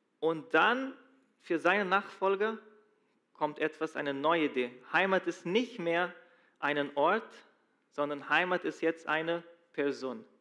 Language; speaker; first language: German; non-native, fluent; Portuguese